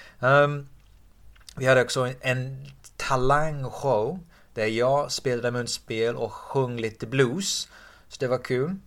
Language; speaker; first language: Swedish; non-native, fluent; English